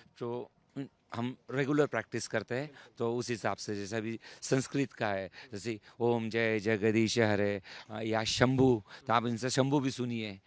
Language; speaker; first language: Hindi; native; Hindi